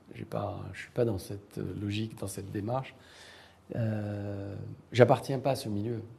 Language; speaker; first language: French; non-native, local second language; Arabic